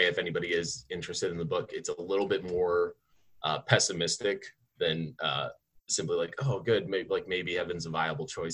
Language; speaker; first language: English; native; English